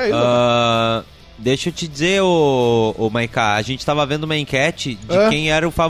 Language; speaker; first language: Portuguese; native; Portuguese